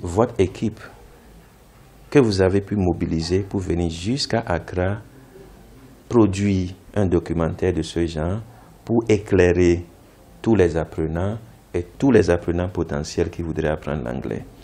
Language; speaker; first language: French; non-native, local second language; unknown